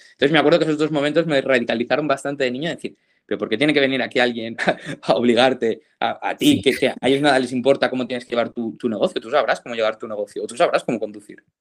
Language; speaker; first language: Spanish; native; Spanish